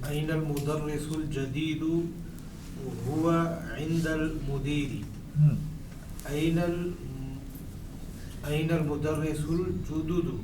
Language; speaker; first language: Arabic; non-native, learner; Urdu